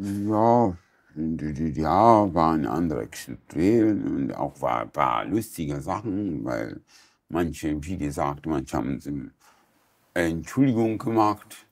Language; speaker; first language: German; non-native, local second language; Portuguese